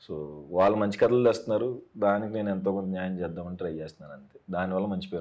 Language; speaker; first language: Telugu; native; Telugu